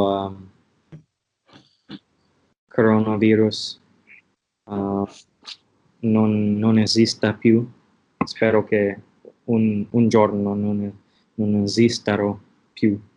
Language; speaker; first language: Italian; non-native, learner; English